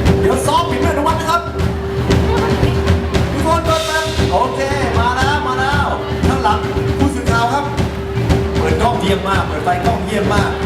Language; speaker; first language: Thai; native; Thai